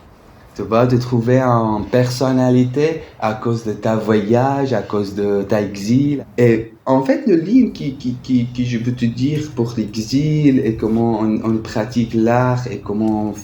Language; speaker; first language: French; non-native, fluent; Arabic